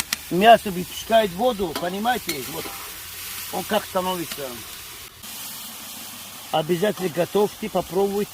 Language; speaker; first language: Russian; non-native, learner; Tajik